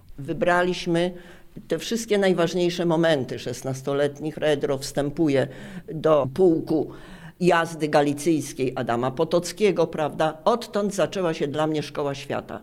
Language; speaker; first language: Polish; native; Polish